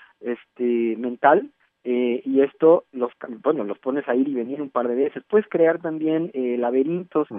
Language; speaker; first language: Spanish; native; Spanish